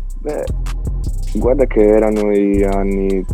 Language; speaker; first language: Italian; non-native, learner; Albanian